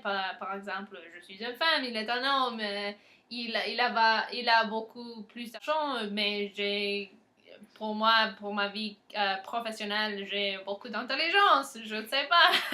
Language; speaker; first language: French; non-native, learner; English